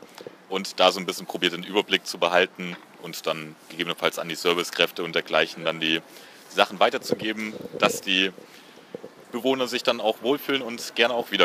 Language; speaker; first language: German; native; German